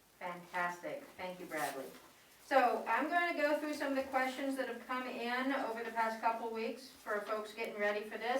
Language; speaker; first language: English; native; English